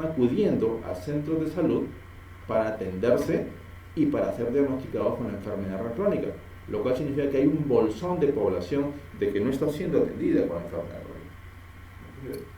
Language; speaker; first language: Spanish; native; Spanish